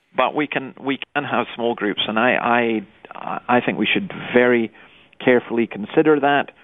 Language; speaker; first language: English; native; English